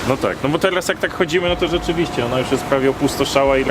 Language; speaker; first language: Polish; native; Polish